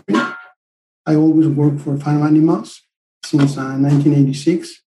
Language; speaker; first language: English; non-native, fluent; Spanish